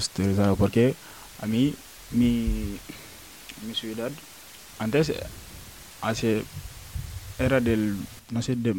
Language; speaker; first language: Spanish; non-native, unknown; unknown